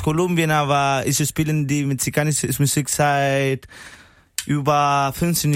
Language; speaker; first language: German; non-native, learner; Spanish